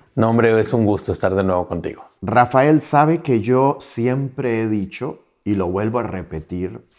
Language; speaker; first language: Spanish; native; Spanish